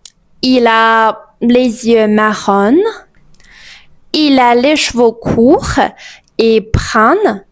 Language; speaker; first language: French; non-native, fluent; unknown